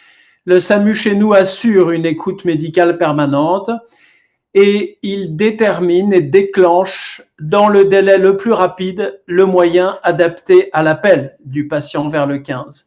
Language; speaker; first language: French; native; French